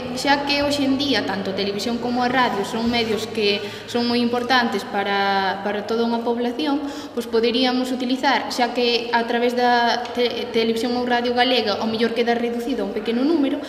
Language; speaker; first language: Galician; native; Galician